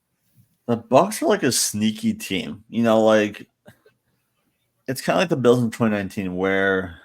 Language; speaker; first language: English; native; English